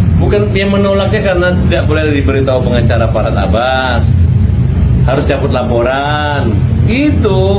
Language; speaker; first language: Indonesian; native; Indonesian